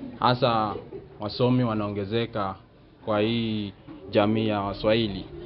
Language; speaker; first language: Swahili; non-native, local second language; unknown